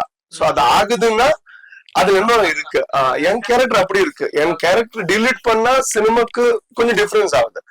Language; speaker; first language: Tamil; non-native, learner; Tulu